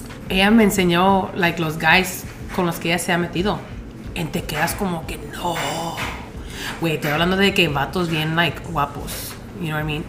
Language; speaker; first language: Spanish; early bilingual, heritage; Spanish